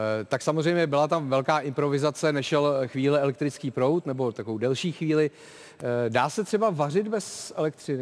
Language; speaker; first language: Czech; native; Czech